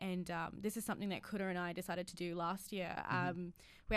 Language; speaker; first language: English; native; English